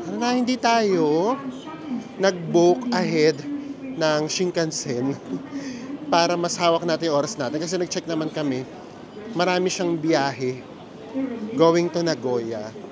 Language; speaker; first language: Filipino; native; Filipino